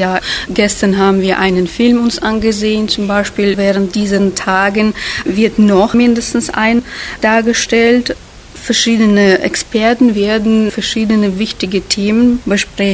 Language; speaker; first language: German; non-native, fluent; Russian